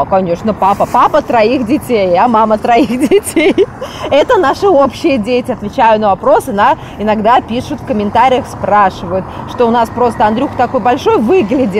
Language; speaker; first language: Russian; native; Russian